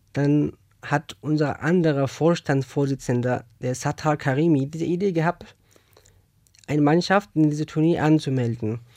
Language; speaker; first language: German; non-native, fluent; Persian